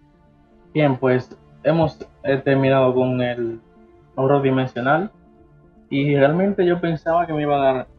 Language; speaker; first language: Spanish; native; Spanish